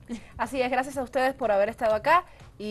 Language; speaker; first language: Spanish; native; Spanish